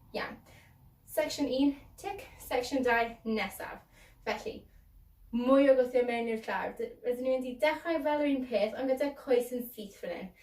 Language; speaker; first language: Welsh; non-native, local second language; English